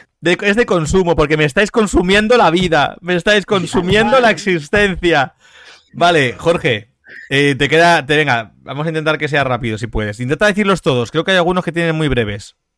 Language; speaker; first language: Spanish; native; Spanish